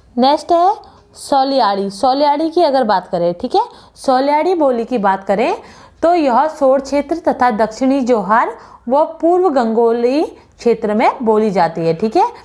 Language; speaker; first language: Hindi; native; Hindi